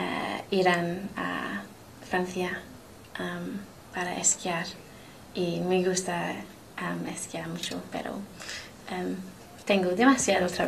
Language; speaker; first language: Spanish; non-native, learner; English